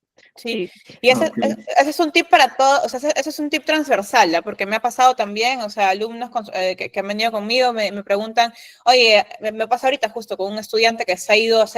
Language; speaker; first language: Spanish; native; Spanish